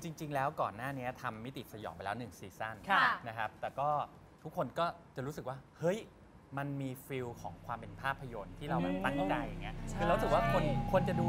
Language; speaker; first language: Thai; native; Thai